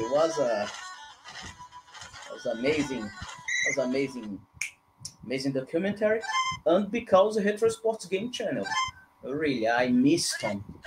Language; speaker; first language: English; non-native, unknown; Portuguese